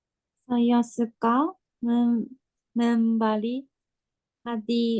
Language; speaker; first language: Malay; non-native, learner; Japanese